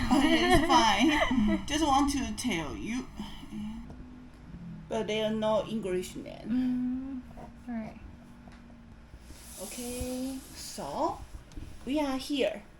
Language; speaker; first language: English; non-native, learner; Chinese